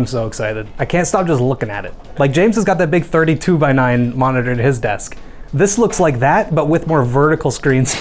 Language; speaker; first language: English; native; English